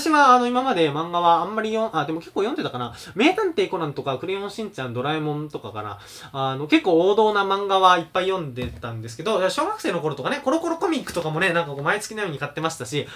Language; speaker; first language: Japanese; native; Japanese